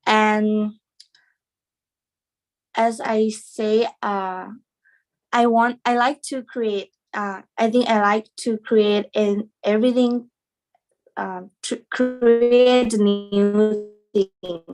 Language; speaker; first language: English; non-native, learner; Thai